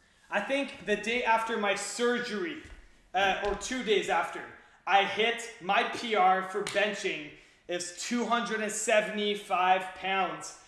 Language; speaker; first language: English; non-native, local second language; French